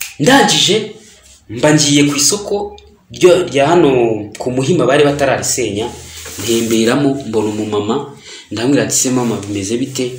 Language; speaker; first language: Kinyarwanda; early bilingual, heritage; Kinyarwanda